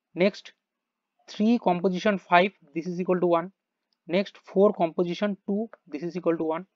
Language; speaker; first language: English; non-native, local second language; Bangla